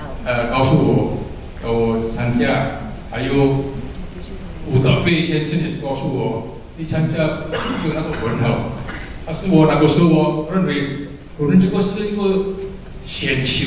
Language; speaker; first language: Chinese; early bilingual, heritage; Chinese